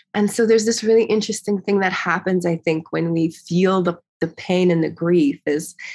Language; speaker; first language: English; early bilingual, other home language; Ukrainian